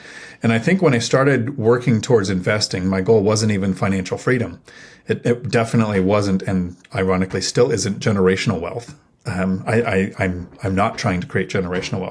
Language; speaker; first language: English; native; English